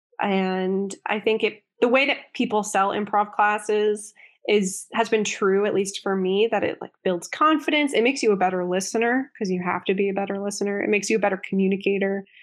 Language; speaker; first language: English; native; English